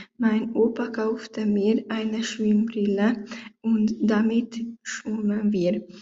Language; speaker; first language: German; non-native, learner; Hungarian